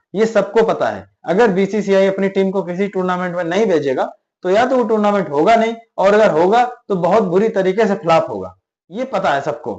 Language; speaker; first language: Hindi; native; Hindi